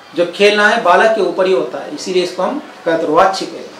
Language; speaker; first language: Hindi; non-native, local second language; Telugu